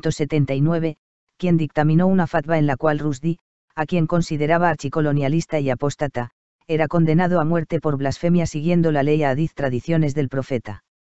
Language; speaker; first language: Spanish; native; Spanish